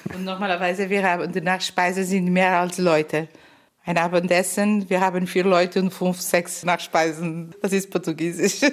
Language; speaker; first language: German; non-native, learner; Portuguese